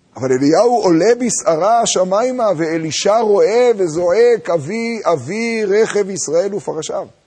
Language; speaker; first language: Hebrew; native; Hebrew